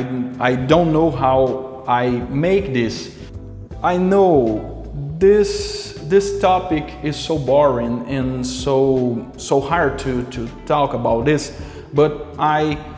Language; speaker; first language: English; non-native, local second language; Portuguese